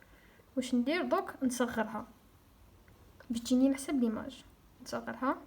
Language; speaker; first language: Arabic; native; Arabic